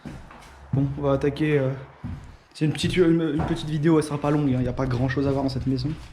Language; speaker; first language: French; native; French